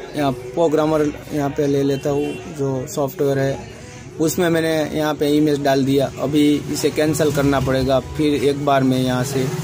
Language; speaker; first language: Hindi; non-native, local second language; Gujarati